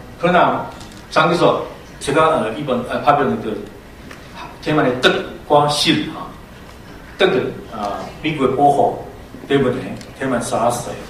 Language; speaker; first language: Korean; non-native, fluent; Chinese